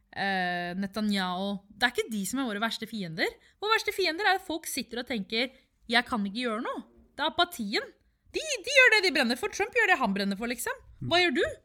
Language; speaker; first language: Norwegian; early bilingual, other home language; Tamil